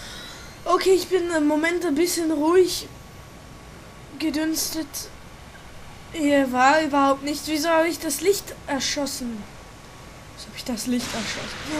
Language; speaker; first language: German; native; German